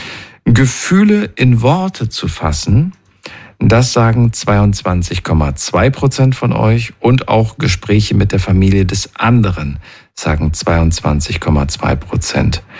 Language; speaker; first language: German; native; German